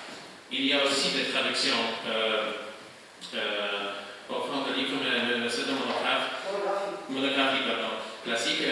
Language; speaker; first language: French; non-native, fluent; Polish